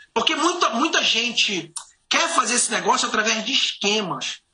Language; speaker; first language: Portuguese; native; Portuguese